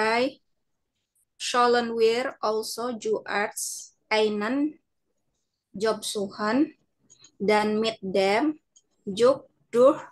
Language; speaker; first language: German; non-native, learner; Indonesian